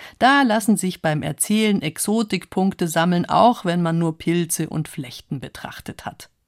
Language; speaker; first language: German; native; German